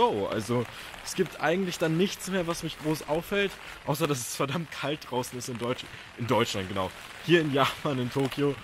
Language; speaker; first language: German; native; German